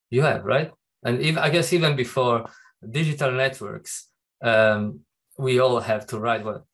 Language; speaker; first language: English; non-native, fluent; Italian